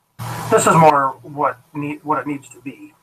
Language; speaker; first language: English; native; English